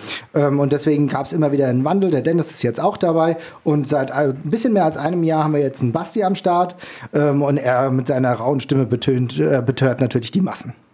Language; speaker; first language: German; native; German